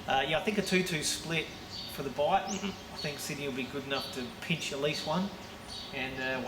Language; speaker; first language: English; native; English